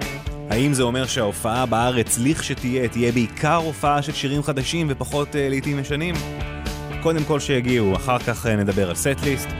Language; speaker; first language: Hebrew; native; Hebrew